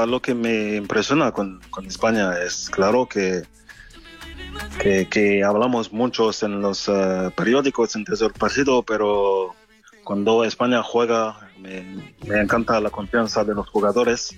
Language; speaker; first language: Spanish; non-native, fluent; French